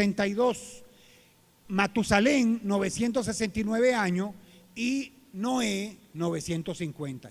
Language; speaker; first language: Spanish; native; Spanish